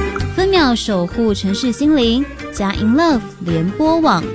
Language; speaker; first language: Chinese; native; Chinese